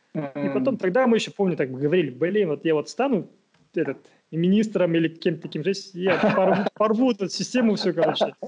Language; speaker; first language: Russian; non-native, local second language; Kazakh